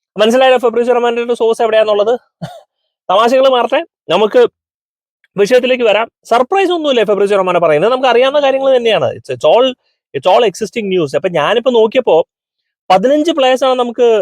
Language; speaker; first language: Malayalam; native; Malayalam